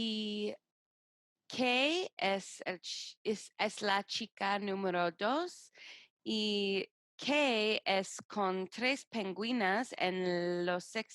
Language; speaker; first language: Spanish; non-native, learner; English